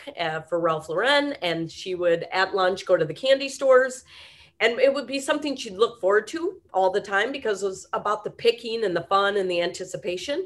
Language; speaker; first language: English; native; English